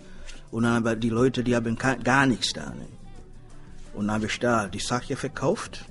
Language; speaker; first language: German; non-native, learner; Swahili